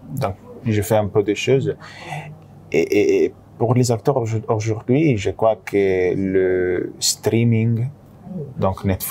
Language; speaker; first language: French; non-native, fluent; Italian